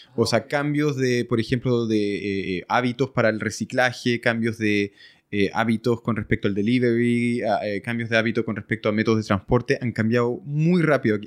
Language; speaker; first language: Spanish; early bilingual, other home language; French